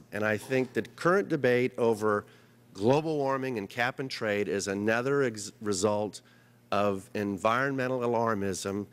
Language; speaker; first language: English; native; English